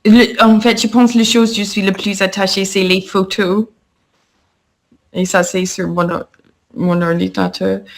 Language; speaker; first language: French; non-native, fluent; English